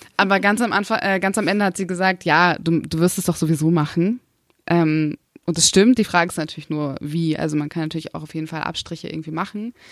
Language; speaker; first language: German; early bilingual, other home language; Kurdish